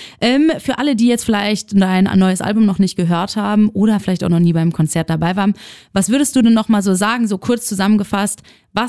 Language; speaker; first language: German; native; German